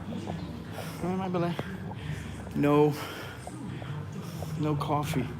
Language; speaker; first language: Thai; non-native, learner; English